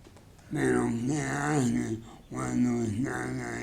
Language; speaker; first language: Spanish; non-native, fluent; English